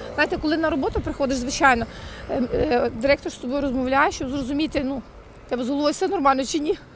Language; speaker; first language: Ukrainian; native; Ukrainian